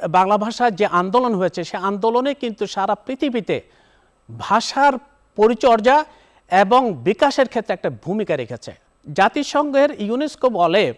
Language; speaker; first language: Bangla; native; Bangla